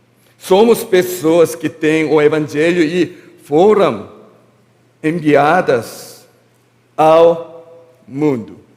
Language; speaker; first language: Portuguese; non-native, learner; Korean